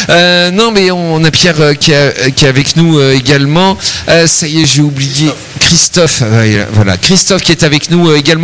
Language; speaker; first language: French; native; French